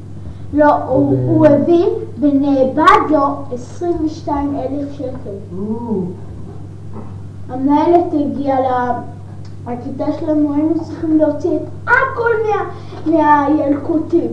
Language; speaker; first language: Hebrew; early bilingual, other home language; English